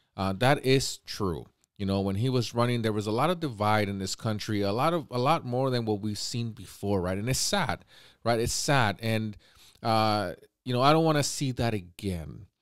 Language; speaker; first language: English; native; English